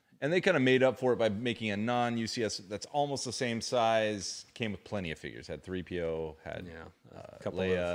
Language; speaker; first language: English; native; English